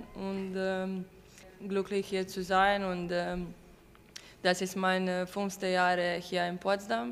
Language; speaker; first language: German; non-native, learner; Serbian